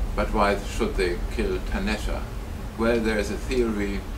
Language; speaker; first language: English; non-native, fluent; German